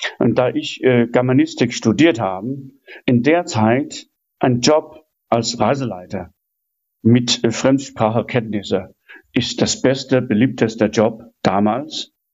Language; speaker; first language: German; non-native, fluent; Chinese